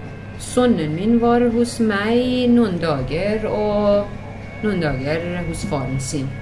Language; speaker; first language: Norwegian; non-native, learner; Persian